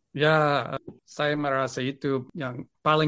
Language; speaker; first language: Indonesian; non-native, fluent; English